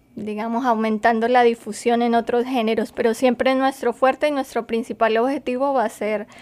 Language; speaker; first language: Spanish; native; Spanish